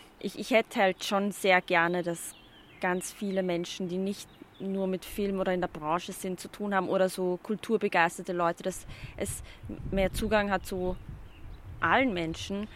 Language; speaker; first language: German; early bilingual, other home language; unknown